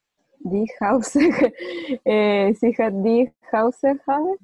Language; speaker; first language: German; non-native, learner; Spanish